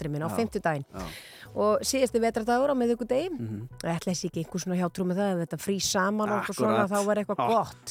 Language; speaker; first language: Icelandic; native; Icelandic